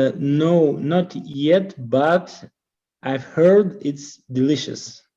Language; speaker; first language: English; non-native, learner; Russian